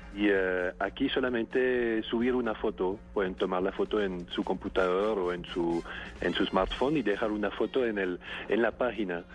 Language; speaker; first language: Spanish; non-native, fluent; French